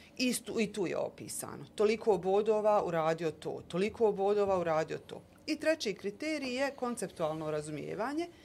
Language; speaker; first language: Bosnian; native; Bosnian